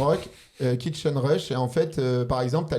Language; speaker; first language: French; native; French